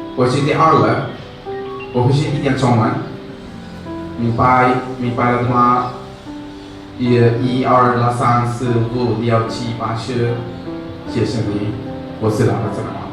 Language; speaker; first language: Chinese; non-native, learner; Tamil